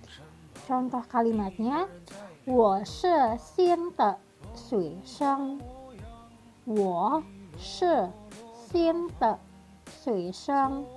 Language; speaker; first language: Chinese; non-native, fluent; Indonesian